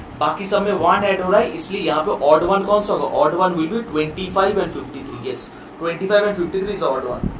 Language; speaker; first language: Hindi; non-native, local second language; Bangla